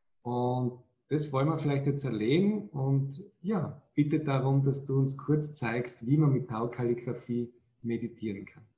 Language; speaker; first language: German; native; German